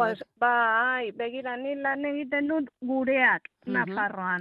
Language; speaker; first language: Basque; non-native, local second language; Spanish